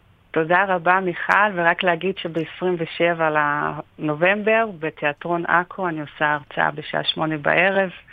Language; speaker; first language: Hebrew; non-native, fluent; Russian